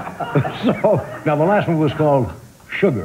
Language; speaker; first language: English; native; English